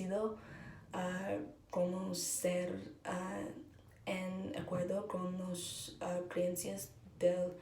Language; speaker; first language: Spanish; non-native, learner; English